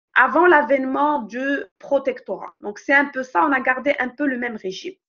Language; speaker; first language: French; non-native, local second language; Arabic